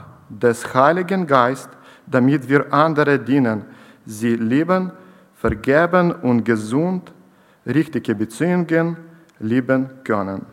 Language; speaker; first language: German; non-native, learner; Ukrainian